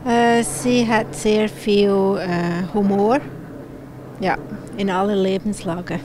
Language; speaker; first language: German; non-native, learner; English